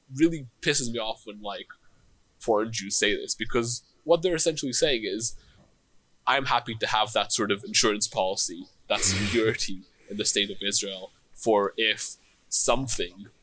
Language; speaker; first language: English; non-native, fluent; Hebrew